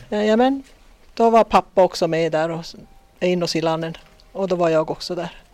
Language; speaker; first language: Swedish; early bilingual, other home language; Finnish